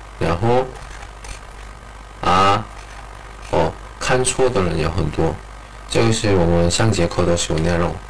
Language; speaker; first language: Chinese; non-native, learner; Korean